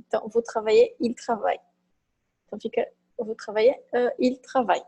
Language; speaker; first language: French; non-native, fluent; Portuguese